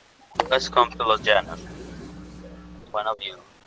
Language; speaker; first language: English; non-native, learner; Spanish